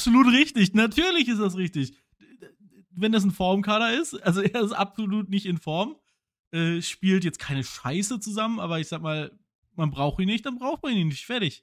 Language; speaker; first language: German; native; German